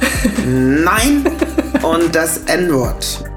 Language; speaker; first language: German; early bilingual, other home language; English